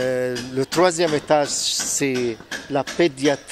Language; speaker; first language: French; non-native, fluent; Arabic